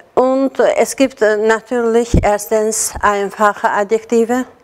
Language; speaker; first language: German; non-native, fluent; Azerbaijani